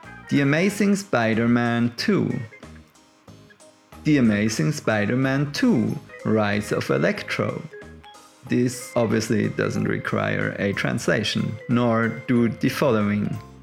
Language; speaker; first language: English; non-native, fluent; German